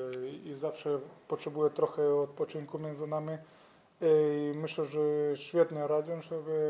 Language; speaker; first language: Polish; non-native, learner; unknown